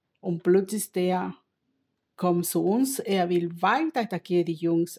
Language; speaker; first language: German; non-native, learner; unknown